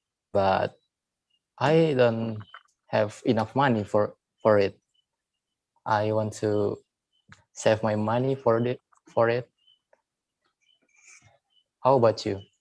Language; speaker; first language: English; non-native, learner; Indonesian